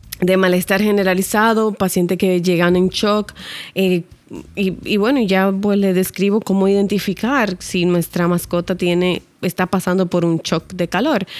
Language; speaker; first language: Spanish; native; Spanish